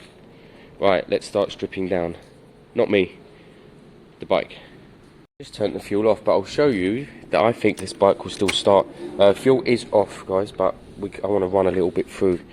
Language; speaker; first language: English; native; English